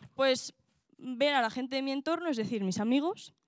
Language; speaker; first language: Spanish; native; Spanish